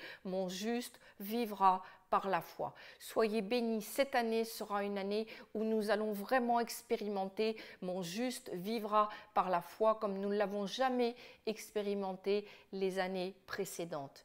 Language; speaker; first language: French; native; French